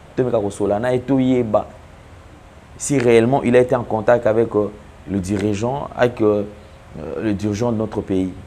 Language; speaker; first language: French; non-native, local second language; Lingala